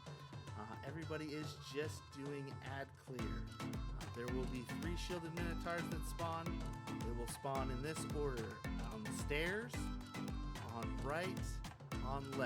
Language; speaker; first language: English; native; English